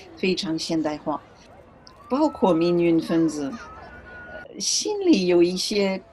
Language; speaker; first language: Chinese; non-native, fluent; French